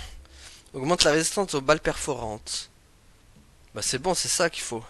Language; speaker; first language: French; native; French